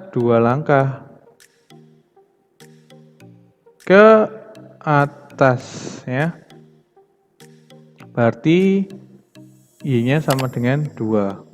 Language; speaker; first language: Indonesian; native; Indonesian